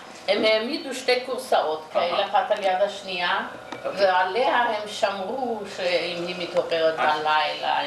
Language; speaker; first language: Hebrew; non-native, fluent; Yiddish